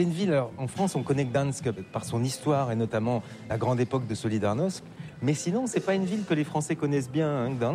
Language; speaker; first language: French; native; French